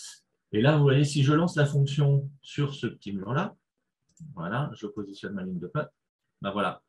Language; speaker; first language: French; native; French